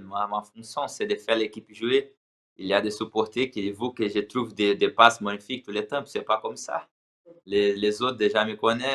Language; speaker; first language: French; non-native, learner; Portuguese